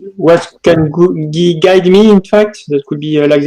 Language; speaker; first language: English; non-native, learner; French